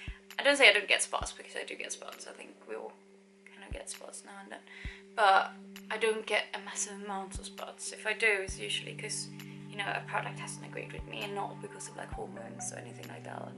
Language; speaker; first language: English; non-native, fluent; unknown